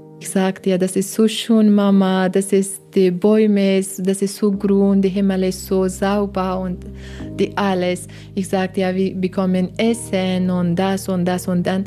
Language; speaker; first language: German; non-native, learner; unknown